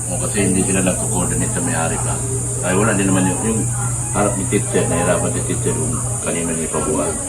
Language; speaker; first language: Filipino; non-native, local second language; Cebuano